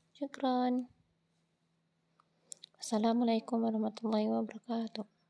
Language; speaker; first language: Arabic; non-native, learner; Indonesian